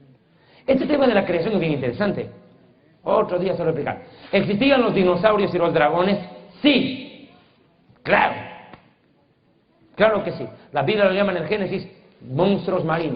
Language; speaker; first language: Spanish; native; Spanish